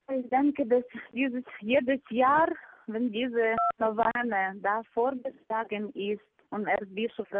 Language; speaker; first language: German; non-native, fluent; Ukrainian